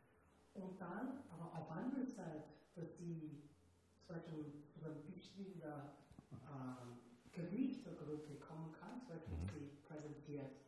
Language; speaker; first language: German; non-native, learner; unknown